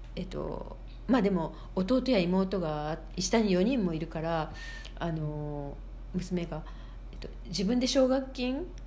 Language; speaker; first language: Japanese; native; Japanese